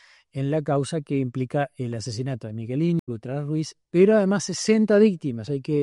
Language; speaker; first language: Spanish; native; Spanish